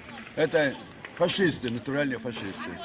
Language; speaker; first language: Russian; native; Russian